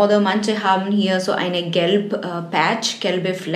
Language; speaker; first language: German; non-native, fluent; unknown